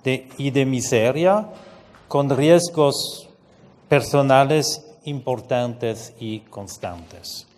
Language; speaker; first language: Spanish; non-native, fluent; French